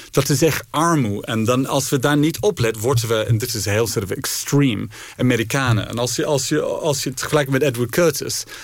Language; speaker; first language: Dutch; non-native, fluent; English